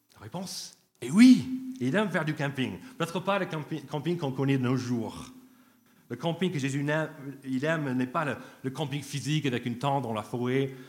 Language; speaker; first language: French; non-native, fluent; English